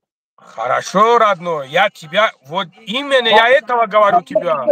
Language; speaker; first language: Russian; non-native, learner; Tajik